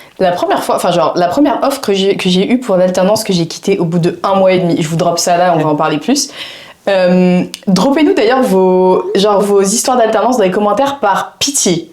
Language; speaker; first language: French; native; French